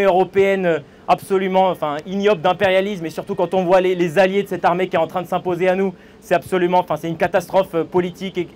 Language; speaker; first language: French; native; French